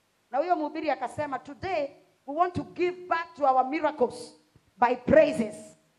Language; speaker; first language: English; non-native, local second language; Swahili